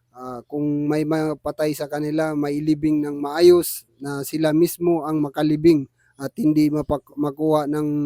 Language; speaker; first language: Filipino; non-native, local second language; Tausug